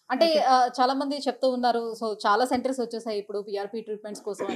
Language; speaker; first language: Telugu; native; Telugu